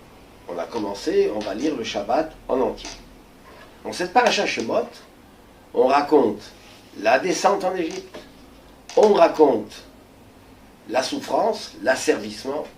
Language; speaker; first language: French; native; French